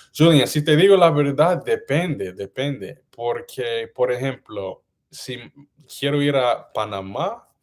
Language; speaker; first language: Spanish; non-native, learner; English